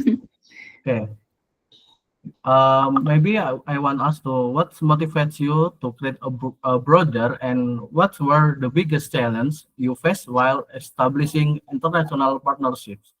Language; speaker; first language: English; non-native, learner; Indonesian